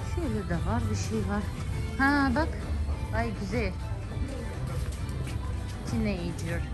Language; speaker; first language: Turkish; non-native, learner; Russian